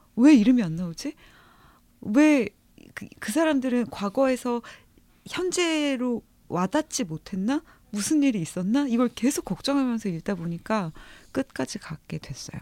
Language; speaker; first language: Korean; native; Korean